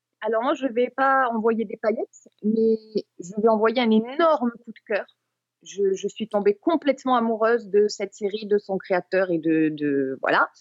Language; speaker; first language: French; native; French